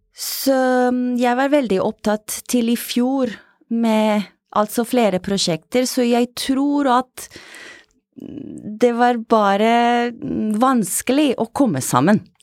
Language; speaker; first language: Norwegian; non-native, fluent; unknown